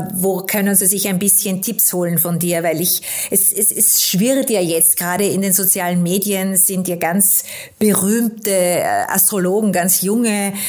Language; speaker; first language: German; native; German